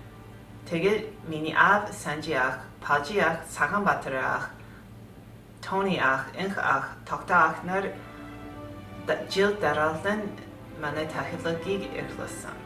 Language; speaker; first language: Mongolian; early bilingual, heritage; Mongolian